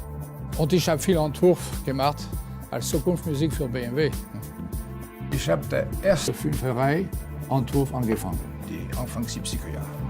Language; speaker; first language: German; non-native, fluent; French